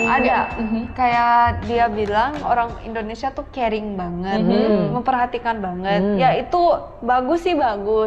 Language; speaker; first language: Indonesian; early bilingual, other home language; Korean